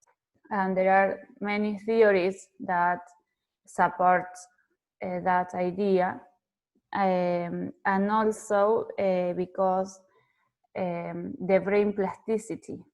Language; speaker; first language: English; non-native, fluent; Spanish